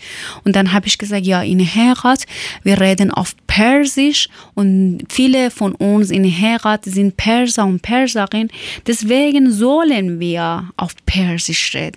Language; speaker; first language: German; non-native, fluent; Persian